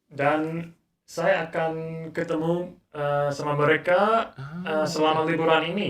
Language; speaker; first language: Indonesian; non-native, learner; English